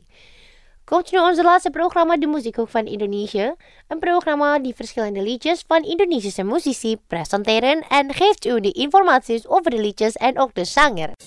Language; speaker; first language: Dutch; non-native, fluent; Indonesian